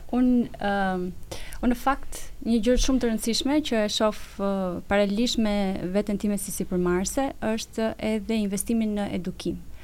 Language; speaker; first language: Albanian; native; Albanian